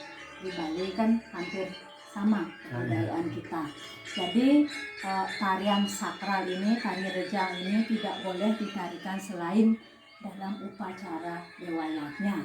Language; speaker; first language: Indonesian; non-native, local second language; Balinese